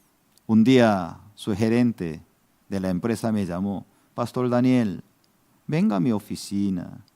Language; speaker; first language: Spanish; non-native, fluent; Korean